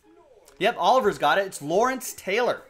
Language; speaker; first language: English; native; English